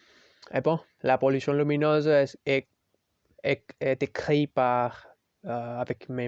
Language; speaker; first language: French; non-native, learner; Spanish